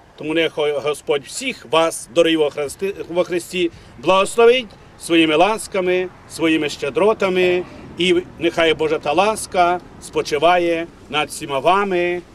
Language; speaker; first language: Ukrainian; native; Ukrainian